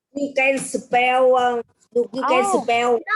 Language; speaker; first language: English; non-native, learner; Vietnamese